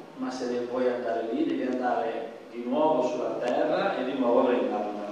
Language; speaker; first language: Italian; native; Italian